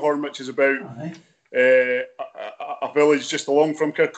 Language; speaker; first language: English; native; English